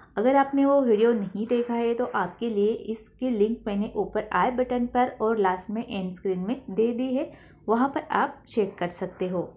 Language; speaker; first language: Hindi; non-native, local second language; Marathi